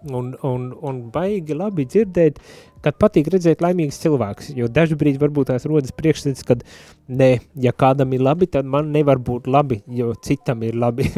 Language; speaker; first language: Latvian; native; Latvian